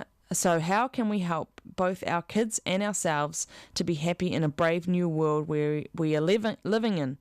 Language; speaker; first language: English; native; English